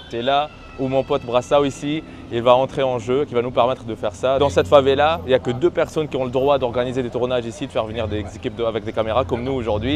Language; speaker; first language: French; native; French